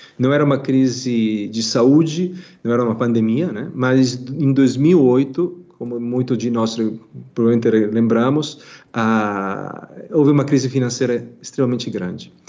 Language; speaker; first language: Portuguese; non-native, fluent; Italian